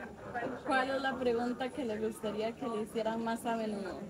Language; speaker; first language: Spanish; native; Spanish